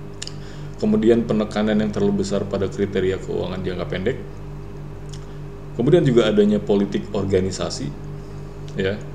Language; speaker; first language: Indonesian; native; Indonesian